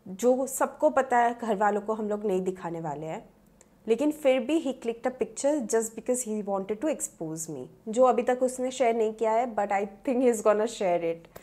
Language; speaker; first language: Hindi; non-native, local second language; Bangla